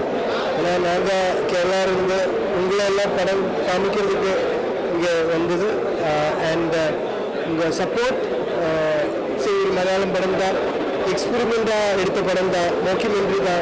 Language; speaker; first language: Tamil; non-native, learner; Malayalam